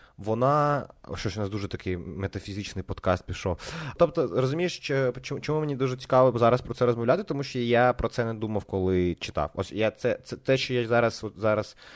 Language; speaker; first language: Ukrainian; non-native, local second language; Russian